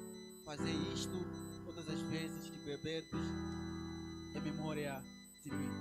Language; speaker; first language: Portuguese; native; Portuguese